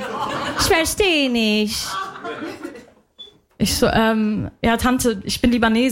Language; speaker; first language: German; early bilingual, other home language; Arabic